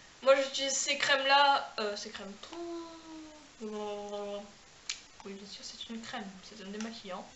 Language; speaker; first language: French; native; French